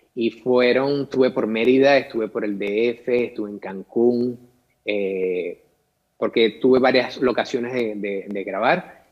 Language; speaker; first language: Spanish; native; Spanish